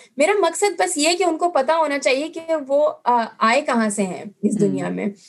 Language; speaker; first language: Urdu; native; Urdu